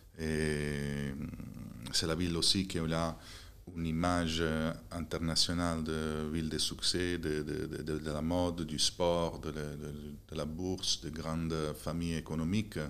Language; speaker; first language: French; non-native, fluent; Italian